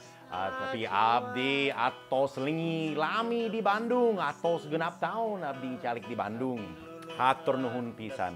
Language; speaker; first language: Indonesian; non-native, fluent; English